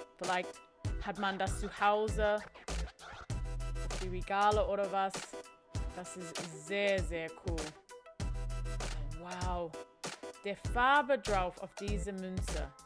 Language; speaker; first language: German; non-native, fluent; English